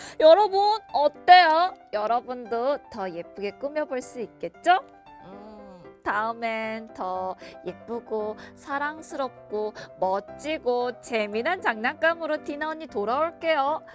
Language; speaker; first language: Korean; native; Korean